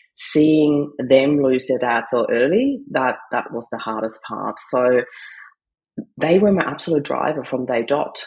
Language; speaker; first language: English; non-native, fluent; German